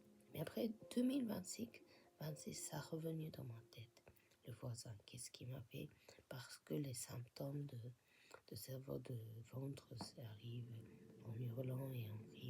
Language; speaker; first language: French; non-native, fluent; Japanese